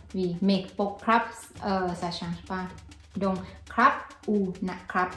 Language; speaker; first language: French; non-native, learner; Thai